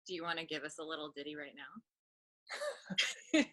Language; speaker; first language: English; native; English